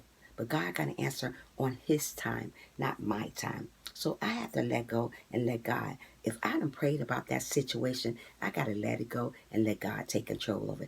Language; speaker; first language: English; native; English